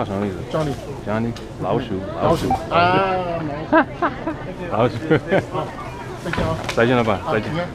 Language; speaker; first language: Chinese; non-native, fluent; English